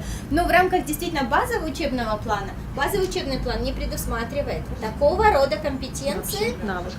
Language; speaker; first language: Russian; native; Russian